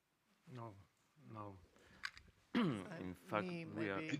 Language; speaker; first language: English; non-native, fluent; Spanish